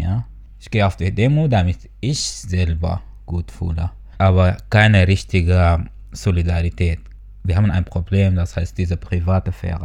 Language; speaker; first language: German; non-native, fluent; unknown